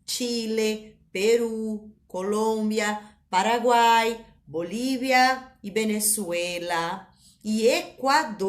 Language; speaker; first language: Spanish; non-native, fluent; Portuguese